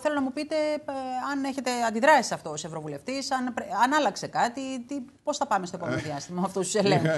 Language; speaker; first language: Greek; native; Greek